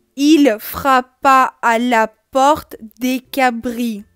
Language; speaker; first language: French; non-native, fluent; Russian